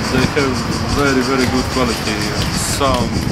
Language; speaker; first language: English; non-native, learner; Croatian